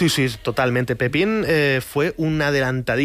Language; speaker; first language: Spanish; native; Spanish